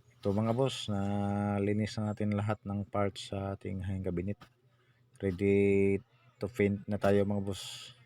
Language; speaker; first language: Filipino; non-native, local second language; Cebuano